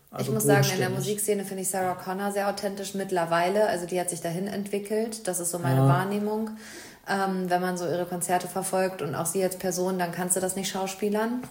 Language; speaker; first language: German; native; German